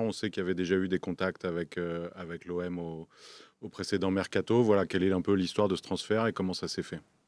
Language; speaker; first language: French; native; French